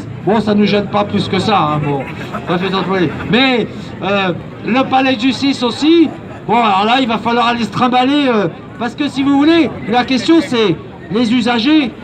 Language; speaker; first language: French; native; French